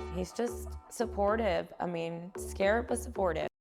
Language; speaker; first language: English; native; English